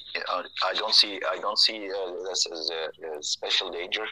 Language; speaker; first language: English; non-native, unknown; Turkish